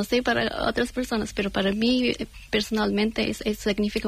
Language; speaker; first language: Spanish; non-native, learner; Persian